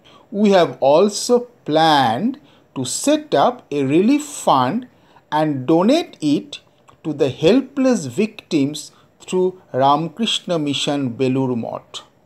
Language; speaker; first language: English; non-native, local second language; Bangla